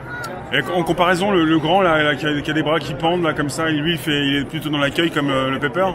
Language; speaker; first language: French; native; French